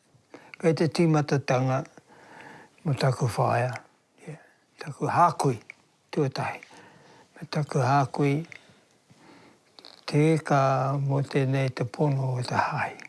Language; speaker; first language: Māori; non-native, local second language; English